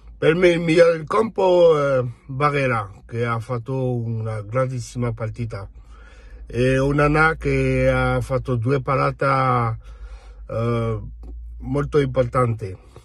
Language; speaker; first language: Italian; non-native, fluent; French